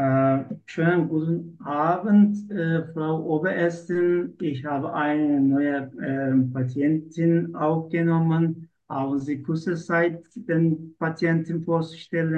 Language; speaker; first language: German; non-native, learner; Turkish